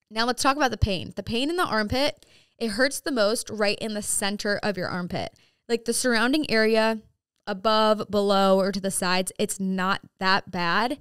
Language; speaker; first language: English; native; English